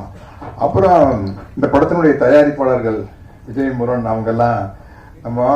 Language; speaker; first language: Tamil; native; Tamil